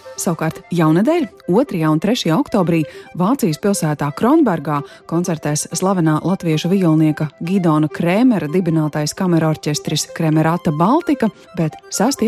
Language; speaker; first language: Latvian; native; Latvian